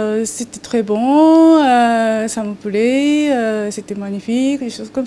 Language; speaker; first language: French; non-native, learner; Japanese